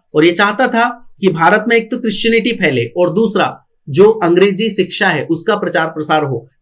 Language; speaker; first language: Hindi; non-native, local second language; Marathi